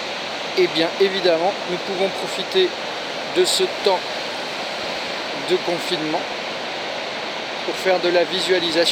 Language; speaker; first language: French; native; French